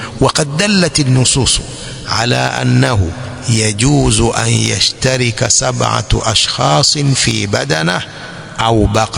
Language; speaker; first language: Arabic; non-native, fluent; Swahili